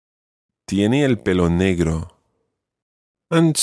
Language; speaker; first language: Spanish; non-native, fluent; English